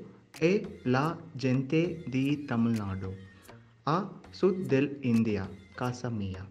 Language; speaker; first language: Italian; non-native, learner; Tamil